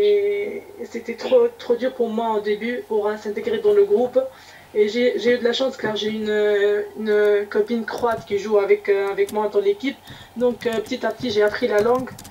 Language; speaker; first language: French; non-native, local second language; Arabic